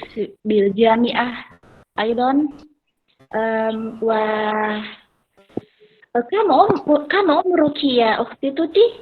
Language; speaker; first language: Arabic; non-native, learner; Indonesian